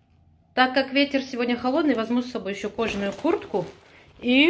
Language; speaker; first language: Russian; native; Russian